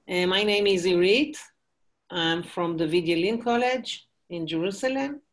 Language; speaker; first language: English; non-native, fluent; Hebrew